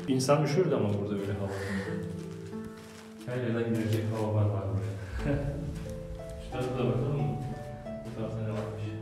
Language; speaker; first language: Turkish; native; Turkish